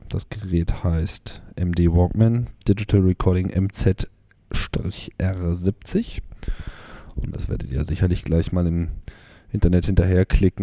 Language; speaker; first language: German; native; German